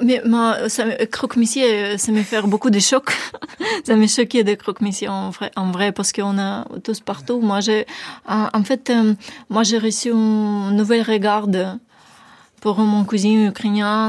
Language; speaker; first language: French; non-native, learner; Ukrainian